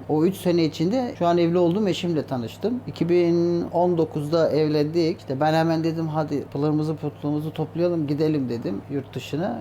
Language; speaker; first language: Turkish; early bilingual, heritage; Turkish